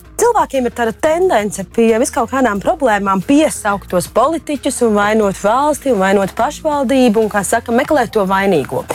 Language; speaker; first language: Latvian; native; Latvian